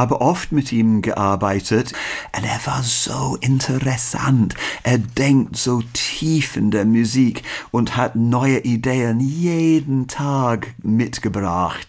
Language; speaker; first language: German; non-native, learner; English